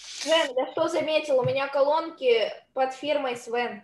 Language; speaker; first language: Russian; native; Russian